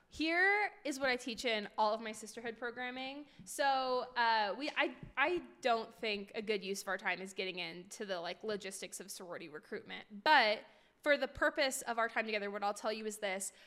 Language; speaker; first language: English; native; English